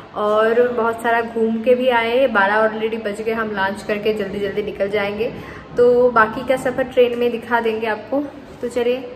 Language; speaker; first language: Hindi; non-native, local second language; Bangla